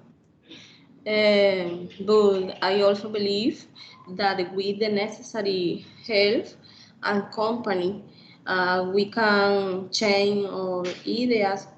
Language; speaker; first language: English; non-native, learner; Spanish